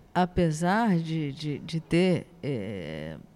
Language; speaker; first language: Portuguese; native; Portuguese